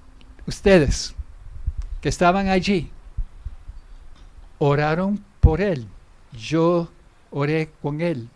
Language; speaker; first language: Spanish; non-native, fluent; English